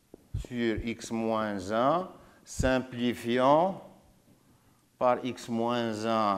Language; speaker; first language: French; non-native, local second language; Arabic